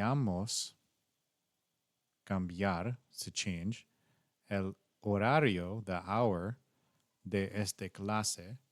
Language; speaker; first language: Spanish; non-native, learner; English